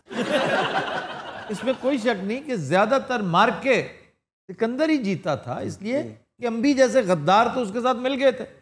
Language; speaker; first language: Urdu; non-native, local second language; Punjabi